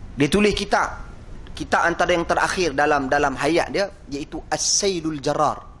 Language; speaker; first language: Malay; native; Malay